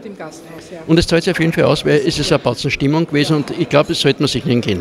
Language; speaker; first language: German; native; German